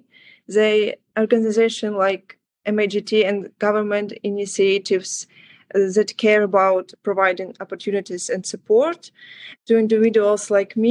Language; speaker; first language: English; non-native, learner; Ukrainian